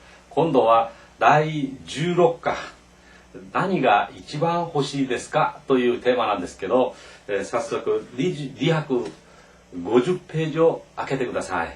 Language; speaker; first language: Japanese; non-native, fluent; Korean